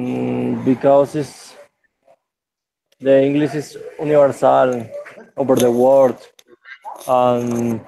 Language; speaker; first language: English; non-native, learner; Spanish